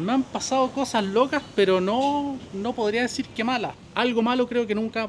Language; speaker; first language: Spanish; native; Spanish